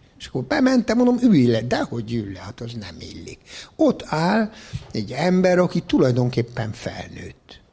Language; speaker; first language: Hungarian; native; Hungarian